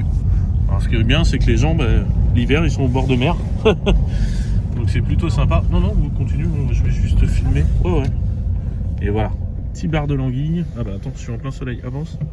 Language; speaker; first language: French; native; French